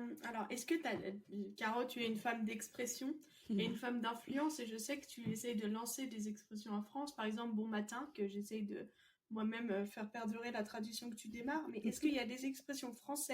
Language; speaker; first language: French; native; French